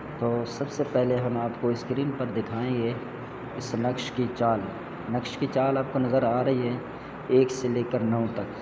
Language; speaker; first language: Urdu; non-native, local second language; Sindhi